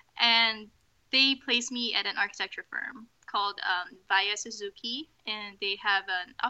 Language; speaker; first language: English; non-native, local second language; Filipino